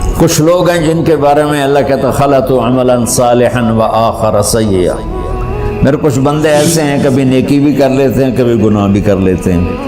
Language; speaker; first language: Urdu; non-native, local second language; Punjabi